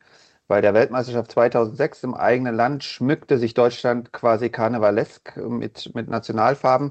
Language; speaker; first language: German; native; German